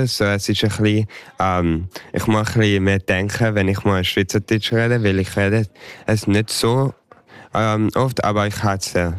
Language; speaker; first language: German; early bilingual, heritage; English